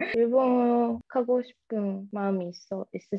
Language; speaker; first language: Korean; early bilingual, heritage; Japanese